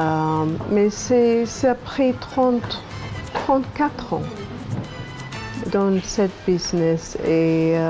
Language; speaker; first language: French; non-native, learner; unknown